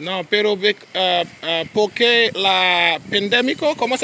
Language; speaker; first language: Spanish; non-native, learner; Haitian Creole